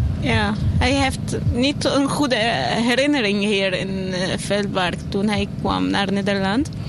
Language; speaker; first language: Dutch; non-native, learner; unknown